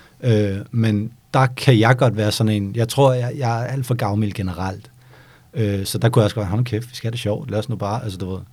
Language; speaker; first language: Danish; early bilingual, other home language; Bosnian